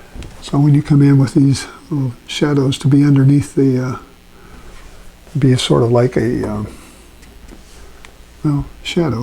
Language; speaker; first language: English; native; English